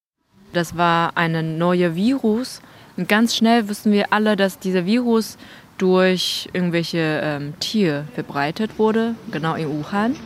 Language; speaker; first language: German; non-native, fluent; Chinese